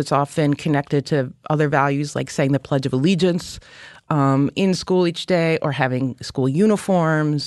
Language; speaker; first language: English; native; English